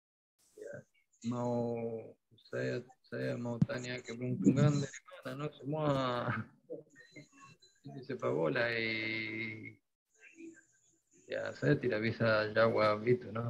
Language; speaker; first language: Indonesian; non-native, fluent; Spanish